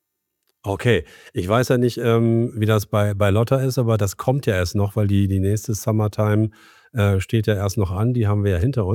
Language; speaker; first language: German; native; German